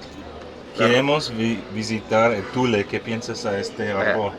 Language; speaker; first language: Spanish; non-native, learner; English